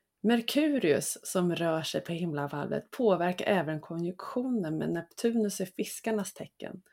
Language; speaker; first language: Swedish; native; Swedish